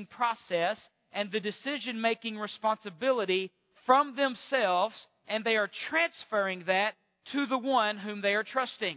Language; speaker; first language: English; native; English